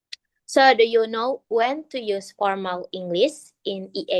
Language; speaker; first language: English; non-native, learner; Indonesian